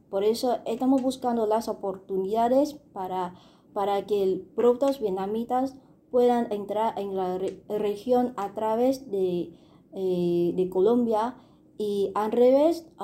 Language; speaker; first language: Spanish; non-native, fluent; Vietnamese